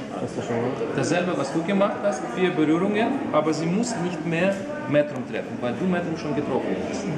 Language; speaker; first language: German; non-native, learner; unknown